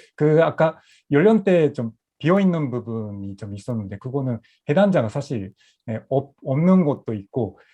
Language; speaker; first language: Korean; non-native, fluent; Japanese